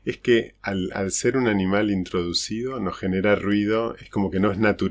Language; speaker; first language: Spanish; native; Spanish